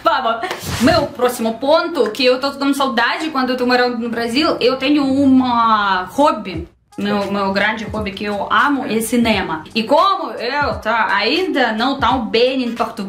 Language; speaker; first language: Portuguese; non-native, learner; Russian